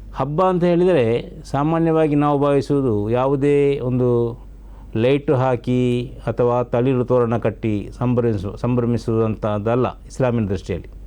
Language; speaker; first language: Kannada; non-native, local second language; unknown